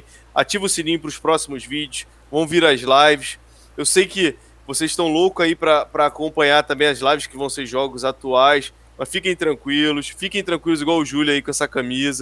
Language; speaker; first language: Portuguese; native; Portuguese